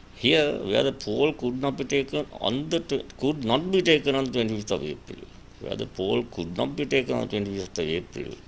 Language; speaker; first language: English; non-native, local second language; Sinhala